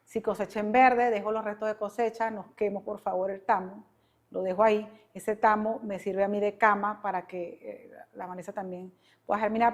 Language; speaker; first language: Spanish; native; Spanish